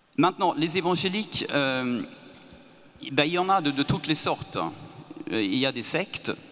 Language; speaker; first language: French; non-native, fluent; Swedish